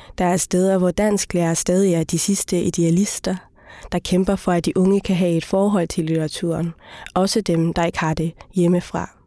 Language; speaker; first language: Danish; early bilingual, other home language; Somali